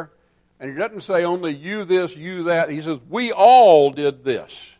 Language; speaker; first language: English; native; English